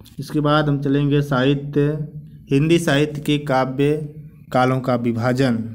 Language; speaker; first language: Hindi; native; Hindi